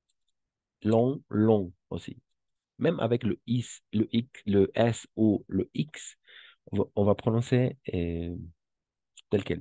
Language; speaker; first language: French; non-native, fluent; Spanish